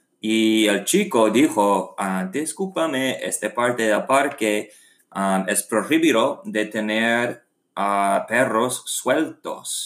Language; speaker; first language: Spanish; non-native, learner; English